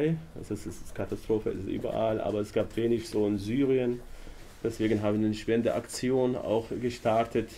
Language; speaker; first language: German; non-native, learner; Arabic